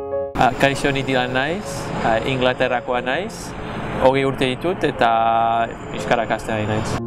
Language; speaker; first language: Basque; non-native, fluent; English